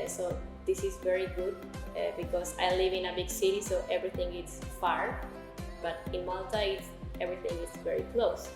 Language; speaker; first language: English; non-native, learner; Spanish